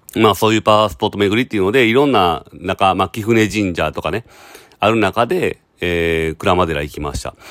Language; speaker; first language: Japanese; native; Japanese